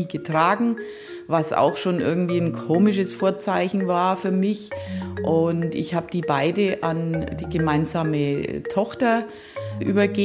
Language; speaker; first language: German; native; German